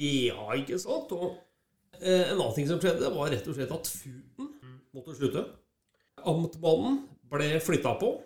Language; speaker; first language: Norwegian; native; Norwegian